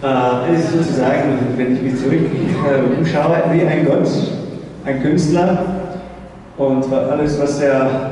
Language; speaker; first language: German; non-native, fluent; Slovenian